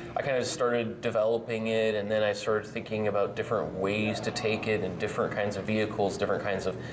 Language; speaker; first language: English; native; English